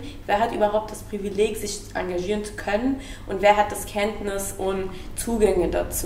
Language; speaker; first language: German; non-native, fluent; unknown